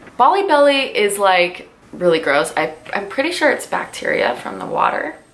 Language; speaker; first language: English; native; English